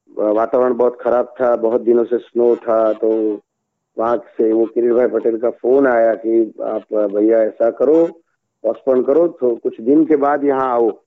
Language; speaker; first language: Hindi; non-native, local second language; Gujarati